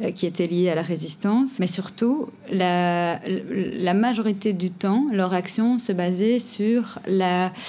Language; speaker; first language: French; non-native, fluent; Portuguese